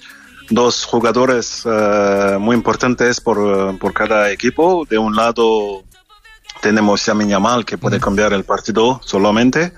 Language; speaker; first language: Spanish; non-native, learner; French